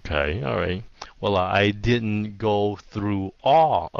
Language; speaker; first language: English; non-native, fluent; Vietnamese